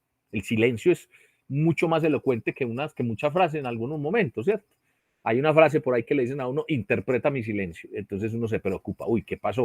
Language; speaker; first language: Spanish; native; Spanish